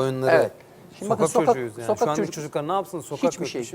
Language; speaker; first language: Turkish; native; Turkish